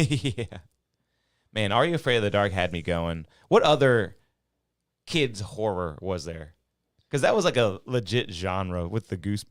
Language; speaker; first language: English; native; English